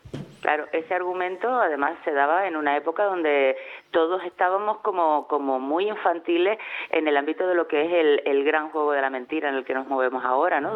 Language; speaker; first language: Spanish; native; Spanish